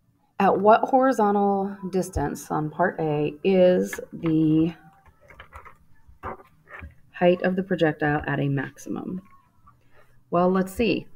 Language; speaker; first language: English; native; English